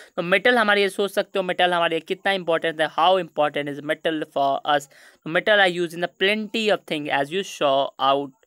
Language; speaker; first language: Hindi; native; Hindi